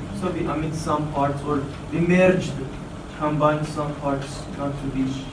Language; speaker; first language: English; non-native, fluent; Persian